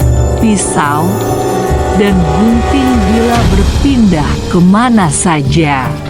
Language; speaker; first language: Indonesian; native; Indonesian